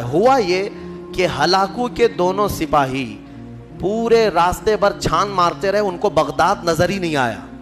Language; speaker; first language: Urdu; native; Urdu